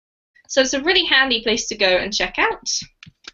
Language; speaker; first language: English; native; English